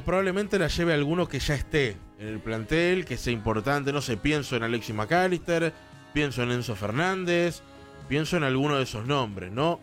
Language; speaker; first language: Spanish; native; Spanish